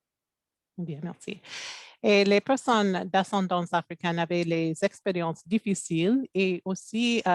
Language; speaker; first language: French; non-native, local second language; English